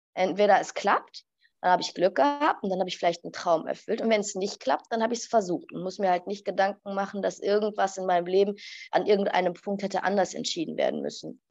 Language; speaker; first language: German; early bilingual, other home language; Arabic